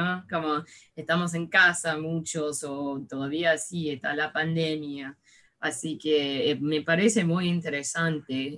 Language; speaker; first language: Spanish; early bilingual, heritage; Spanish